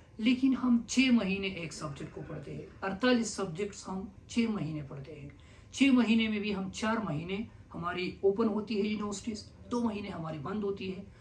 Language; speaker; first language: Urdu; non-native, local second language; Pashto